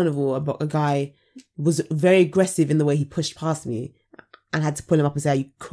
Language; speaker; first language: English; native; English